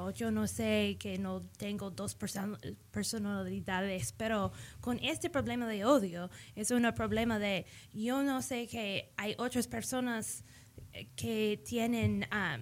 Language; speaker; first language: Spanish; early bilingual, heritage; English